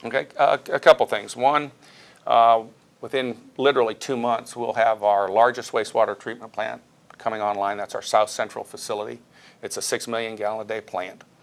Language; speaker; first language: English; native; English